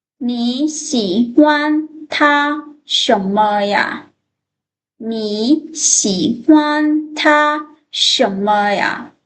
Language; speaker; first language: Chinese; non-native, fluent; Lao